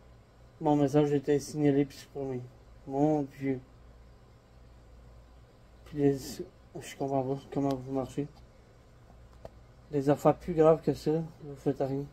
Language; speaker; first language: French; native; French